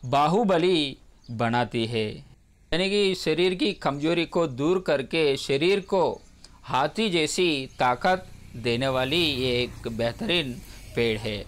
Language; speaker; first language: Hindi; non-native, local second language; Telugu